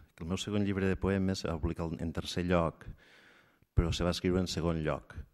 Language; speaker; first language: Catalan; native; Catalan